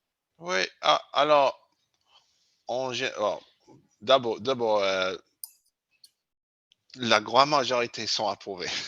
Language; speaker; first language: French; non-native, learner; English